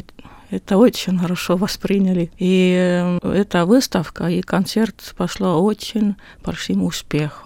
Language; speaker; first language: Russian; non-native, local second language; Estonian